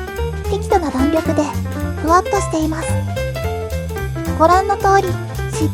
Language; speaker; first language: Japanese; native; Japanese